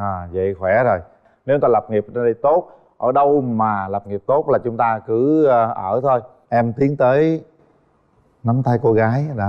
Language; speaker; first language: Vietnamese; native; Vietnamese